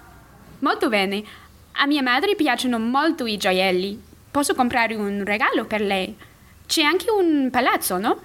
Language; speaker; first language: Italian; non-native, learner; English